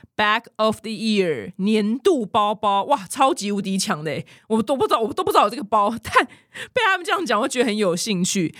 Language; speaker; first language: Chinese; native; Chinese